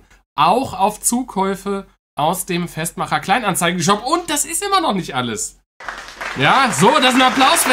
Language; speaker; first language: German; native; German